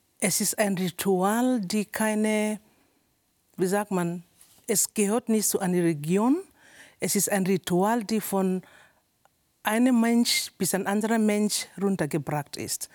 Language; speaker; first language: German; non-native, learner; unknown